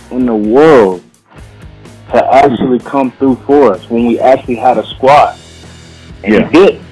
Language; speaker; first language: English; native; English